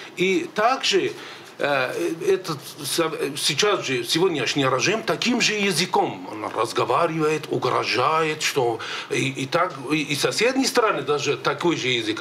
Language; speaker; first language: Russian; native; Russian